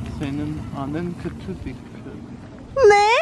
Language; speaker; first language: Turkish; non-native, learner; Swedish